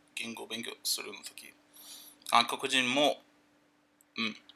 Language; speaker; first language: Japanese; non-native, learner; English